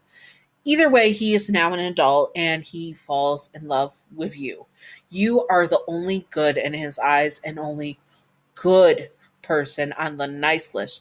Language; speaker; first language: English; native; English